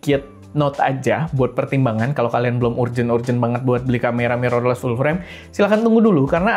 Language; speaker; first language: Indonesian; native; Indonesian